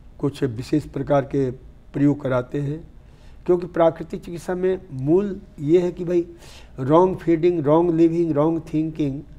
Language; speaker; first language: Hindi; native; Hindi